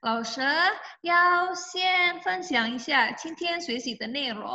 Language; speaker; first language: Chinese; non-native, fluent; Indonesian